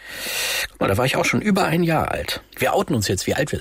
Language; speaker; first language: German; native; German